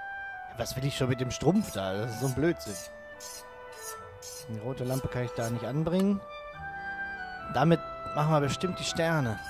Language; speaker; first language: German; native; German